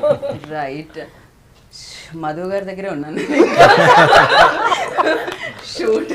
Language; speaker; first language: Telugu; native; Telugu